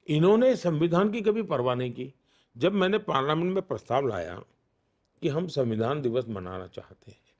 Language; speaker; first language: Hindi; non-native, local second language; Gujarati